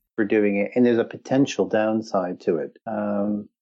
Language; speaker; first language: English; native; English